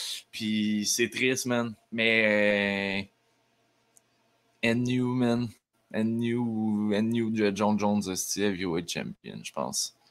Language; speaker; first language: French; native; French